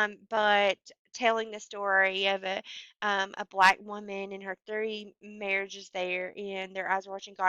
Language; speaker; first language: English; native; English